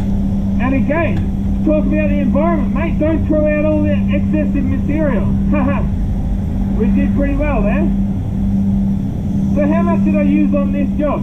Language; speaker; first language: English; native; English